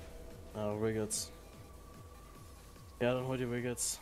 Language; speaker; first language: German; native; German